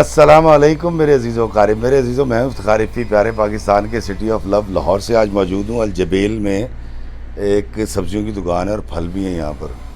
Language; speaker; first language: Hindi; non-native, local second language; Punjabi